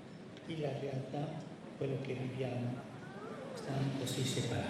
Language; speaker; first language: Italian; non-native, fluent; Spanish